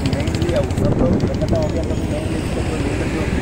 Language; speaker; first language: Hindi; non-native, local second language; Malayalam